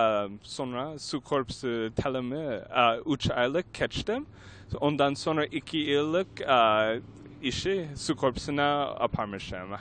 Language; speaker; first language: Turkish; non-native, learner; English